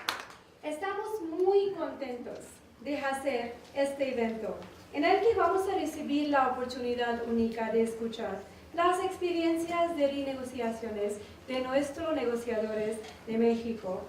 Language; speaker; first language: Spanish; non-native, learner; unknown